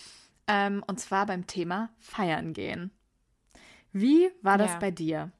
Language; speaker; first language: German; early bilingual, other home language; Persian